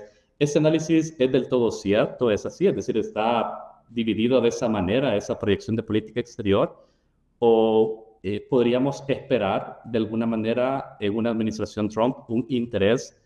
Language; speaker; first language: Spanish; native; Spanish